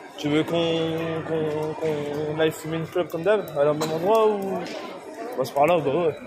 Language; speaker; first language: French; native; French